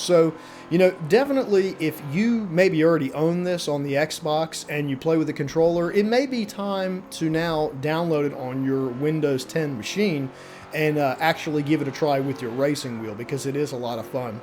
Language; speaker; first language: English; native; English